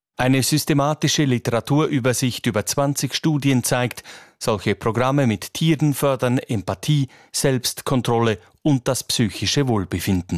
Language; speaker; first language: German; native; German